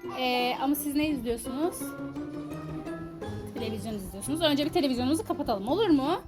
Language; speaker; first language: Turkish; native; Turkish